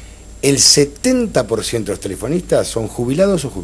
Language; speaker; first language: Spanish; native; Spanish